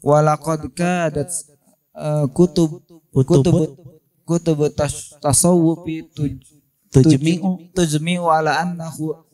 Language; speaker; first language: Arabic; non-native, learner; Indonesian